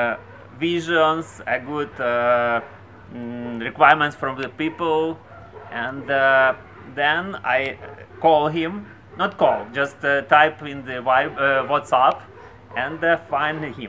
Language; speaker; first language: English; non-native, learner; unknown